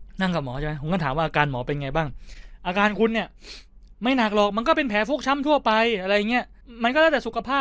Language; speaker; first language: Thai; native; Thai